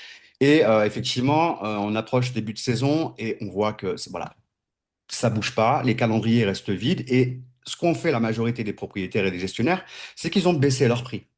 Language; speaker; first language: French; native; French